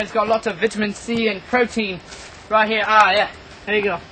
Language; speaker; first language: English; native; English